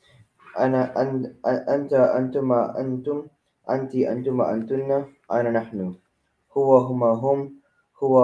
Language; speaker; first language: Arabic; non-native, learner; Filipino